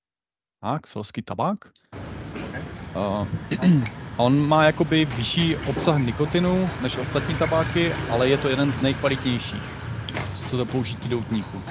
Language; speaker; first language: Czech; native; Czech